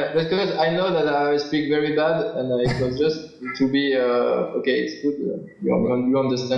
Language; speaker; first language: English; non-native, learner; French